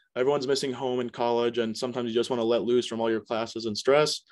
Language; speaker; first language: English; native; English